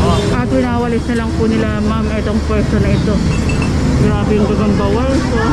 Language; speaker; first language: Filipino; native; Filipino